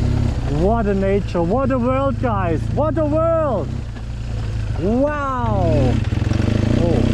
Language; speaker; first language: English; non-native, fluent; German